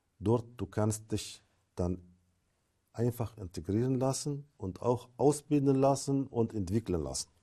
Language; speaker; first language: German; non-native, fluent; Arabic